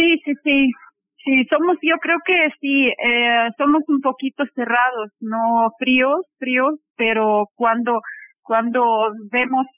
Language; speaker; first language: Spanish; non-native, fluent; Russian